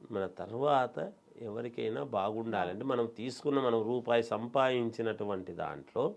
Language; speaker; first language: Telugu; native; Telugu